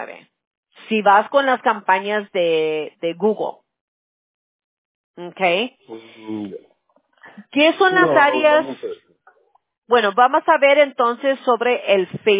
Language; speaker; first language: Spanish; early bilingual, other home language; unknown